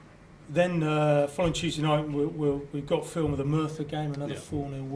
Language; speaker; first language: English; native; English